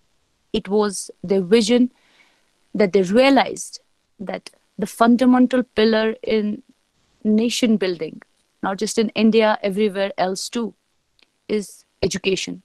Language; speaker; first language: English; non-native, local second language; Kashmiri